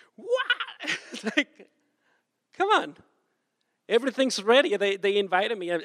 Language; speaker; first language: English; non-native, fluent; Spanish